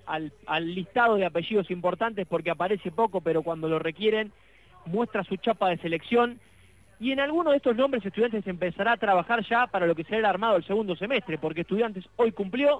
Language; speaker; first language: Spanish; native; Spanish